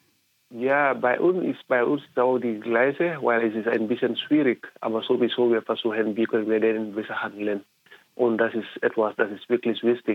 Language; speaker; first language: German; non-native, fluent; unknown